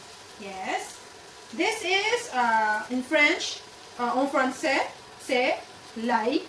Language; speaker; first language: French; non-native, learner; Filipino